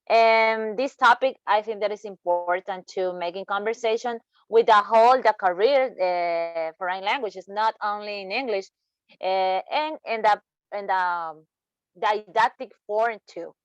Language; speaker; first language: English; non-native, learner; Spanish